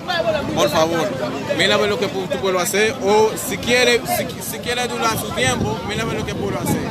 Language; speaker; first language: Spanish; non-native, fluent; Haitian Creole